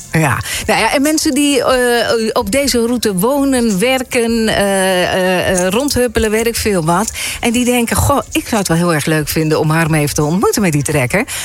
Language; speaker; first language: Dutch; native; Dutch